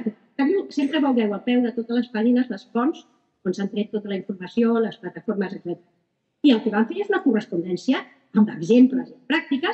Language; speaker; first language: Catalan; native; Catalan